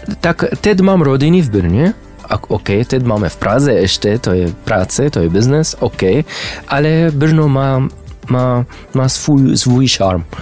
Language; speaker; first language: Czech; non-native, learner; Arabic